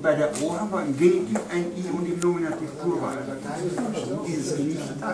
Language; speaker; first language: German; native; German